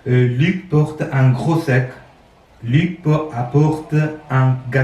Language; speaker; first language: French; non-native, learner; Sinhala